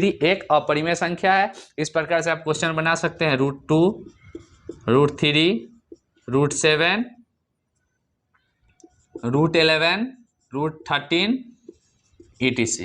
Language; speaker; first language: Hindi; native; Hindi